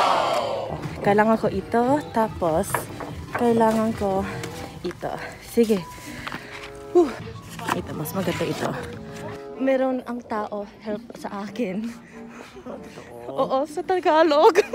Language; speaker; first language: Filipino; early bilingual, heritage; English